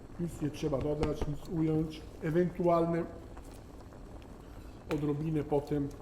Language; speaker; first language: Polish; non-native, learner; Italian